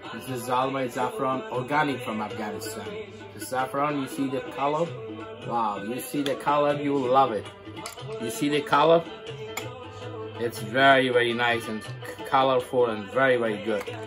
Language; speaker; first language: English; non-native, learner; Persian